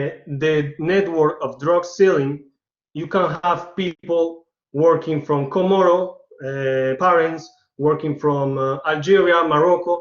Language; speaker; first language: English; non-native, learner; Spanish